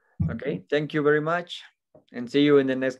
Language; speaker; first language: English; non-native, fluent; Spanish